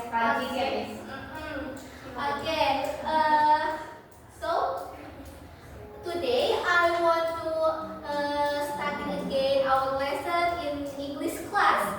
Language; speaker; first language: English; non-native, learner; Indonesian